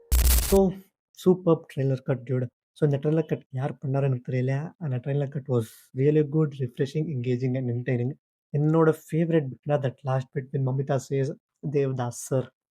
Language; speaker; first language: Tamil; non-native, learner; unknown